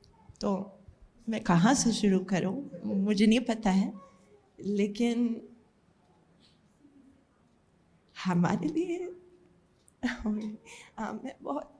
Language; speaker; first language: Hindi; non-native, learner; English